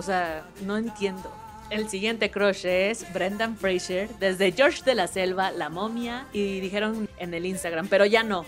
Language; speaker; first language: Spanish; native; Spanish